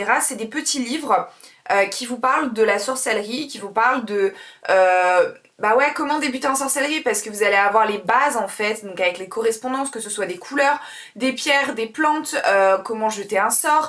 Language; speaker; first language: French; native; French